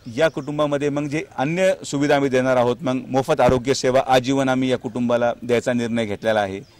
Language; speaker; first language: Marathi; native; Marathi